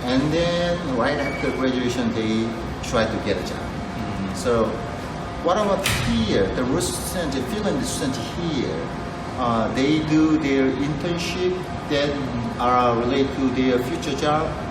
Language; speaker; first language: English; non-native, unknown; Korean